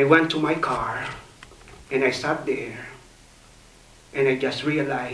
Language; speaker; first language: English; non-native, local second language; Filipino